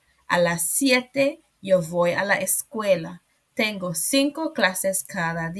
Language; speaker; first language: Spanish; non-native, fluent; English